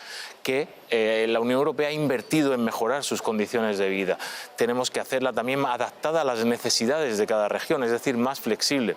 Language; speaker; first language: Spanish; native; Spanish